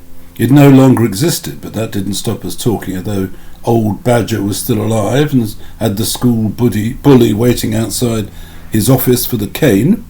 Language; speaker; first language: English; native; English